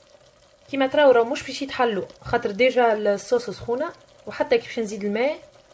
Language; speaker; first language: Arabic; native; Arabic